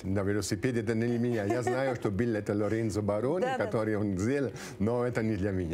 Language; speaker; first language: Russian; non-native, fluent; Italian